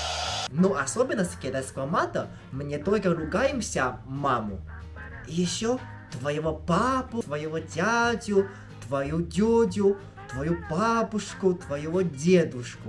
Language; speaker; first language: Russian; non-native, fluent; Chinese